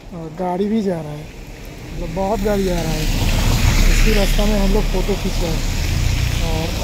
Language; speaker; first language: Hindi; non-native, local second language; Bangla